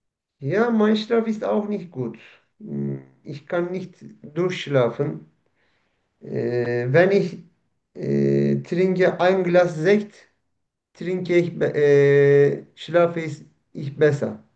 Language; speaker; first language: German; non-native, learner; Turkish